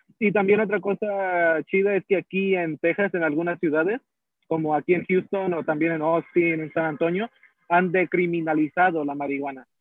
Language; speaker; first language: Spanish; early bilingual, heritage; Spanish